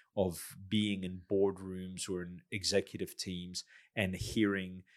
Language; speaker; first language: English; native; English